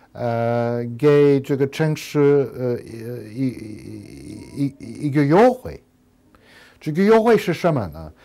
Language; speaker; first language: Chinese; non-native, fluent; French